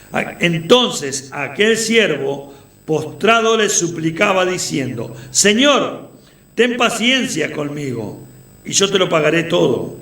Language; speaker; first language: Spanish; native; Spanish